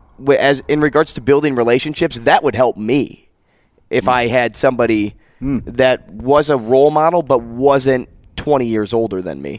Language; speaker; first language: English; native; English